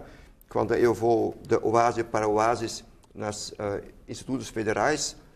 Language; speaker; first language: Portuguese; non-native, fluent; Dutch